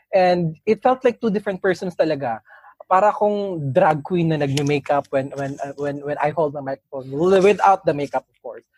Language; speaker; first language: English; non-native, local second language; Cebuano